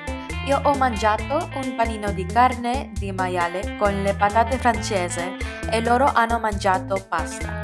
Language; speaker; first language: Italian; non-native, learner; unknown